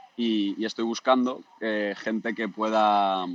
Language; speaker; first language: Spanish; native; Spanish